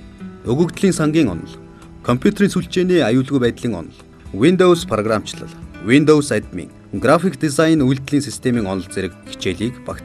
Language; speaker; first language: Mongolian; native; Mongolian